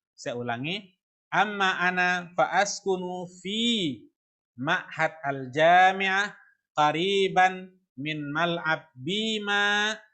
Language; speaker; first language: Arabic; non-native, fluent; Indonesian